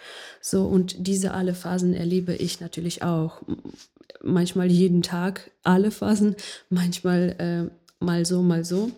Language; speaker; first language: German; non-native, fluent; Ukrainian